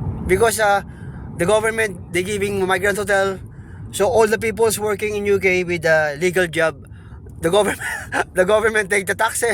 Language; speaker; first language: English; non-native, local second language; Filipino